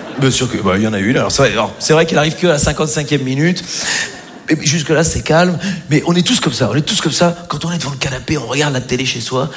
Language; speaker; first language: French; native; French